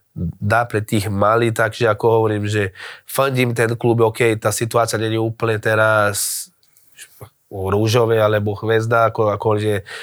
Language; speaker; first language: Slovak; non-native, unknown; Portuguese